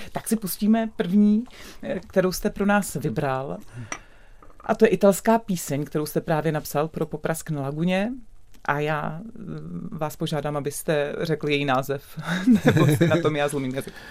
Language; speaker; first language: Czech; native; Czech